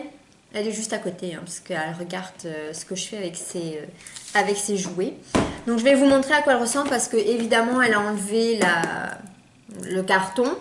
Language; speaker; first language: French; native; French